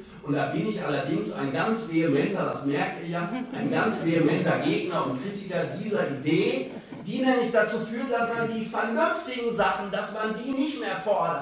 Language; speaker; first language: German; native; German